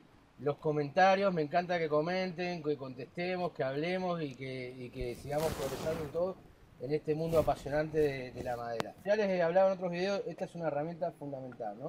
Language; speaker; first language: Spanish; native; Spanish